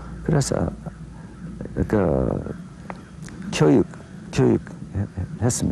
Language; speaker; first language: Korean; non-native, learner; English